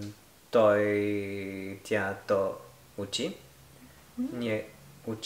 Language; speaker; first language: Bulgarian; non-native, learner; French